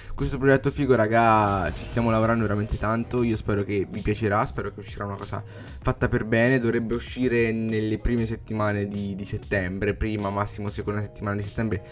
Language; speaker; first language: Italian; native; Italian